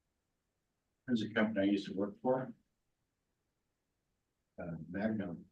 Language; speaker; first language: English; native; English